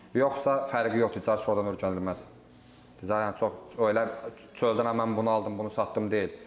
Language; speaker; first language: Azerbaijani; native; Azerbaijani